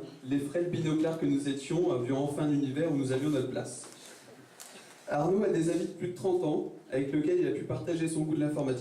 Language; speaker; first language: French; native; French